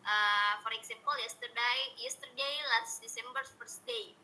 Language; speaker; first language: English; non-native, learner; Indonesian